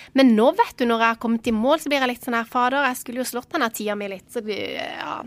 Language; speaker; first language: Norwegian; native; Norwegian